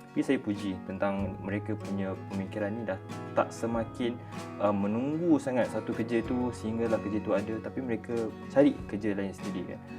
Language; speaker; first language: Malay; native; Malay